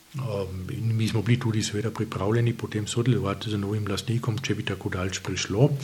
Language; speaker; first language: Slovenian; native; Slovenian